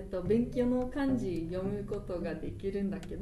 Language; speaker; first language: Japanese; non-native, learner; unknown